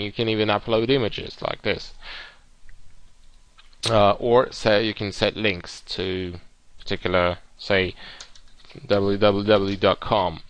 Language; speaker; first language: English; non-native, fluent; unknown